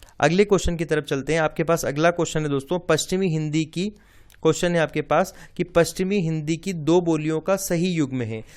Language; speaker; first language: Hindi; native; Hindi